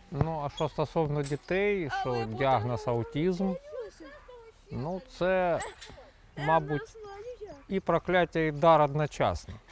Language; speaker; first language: Ukrainian; native; Ukrainian